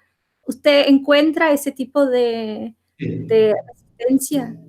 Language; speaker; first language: Spanish; non-native, fluent; Portuguese